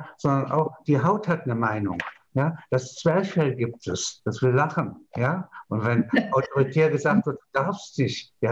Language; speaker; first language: German; native; German